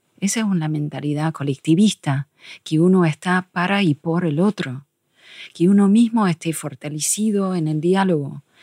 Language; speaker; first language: Spanish; non-native, fluent; English